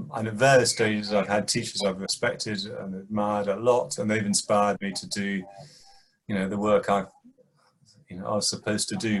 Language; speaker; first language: English; native; English